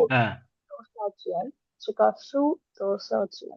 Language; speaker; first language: Chinese; non-native, learner; Tamil